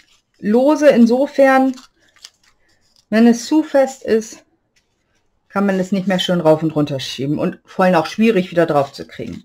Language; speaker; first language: German; native; German